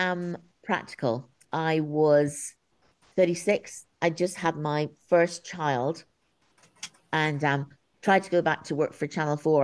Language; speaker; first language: English; native; English